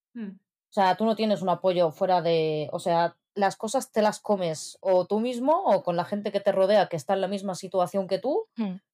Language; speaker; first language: Spanish; native; Spanish